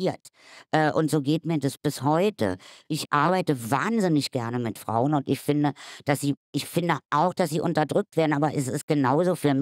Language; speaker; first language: German; native; German